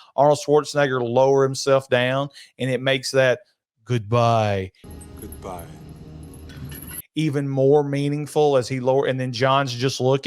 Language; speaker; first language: English; native; English